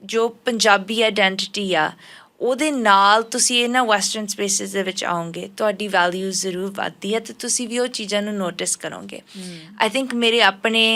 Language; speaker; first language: Punjabi; early bilingual, heritage; Punjabi